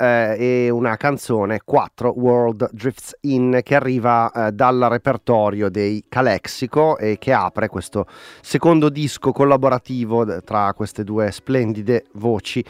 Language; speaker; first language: Italian; native; Italian